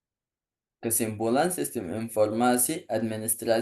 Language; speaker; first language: Indonesian; non-native, learner; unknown